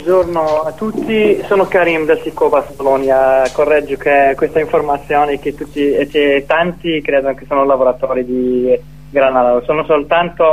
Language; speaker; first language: Italian; non-native, fluent; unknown